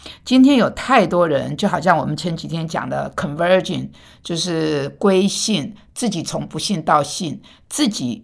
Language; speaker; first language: Chinese; non-native, fluent; Korean